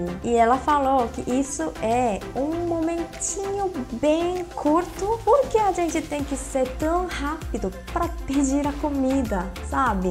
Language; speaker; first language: Portuguese; non-native, fluent; Korean